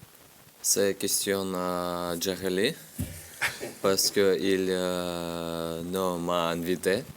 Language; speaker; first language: French; non-native, learner; Russian